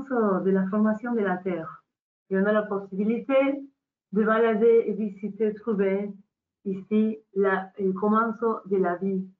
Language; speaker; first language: French; non-native, learner; Spanish